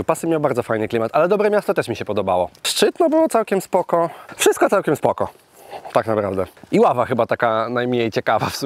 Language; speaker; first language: Polish; native; Polish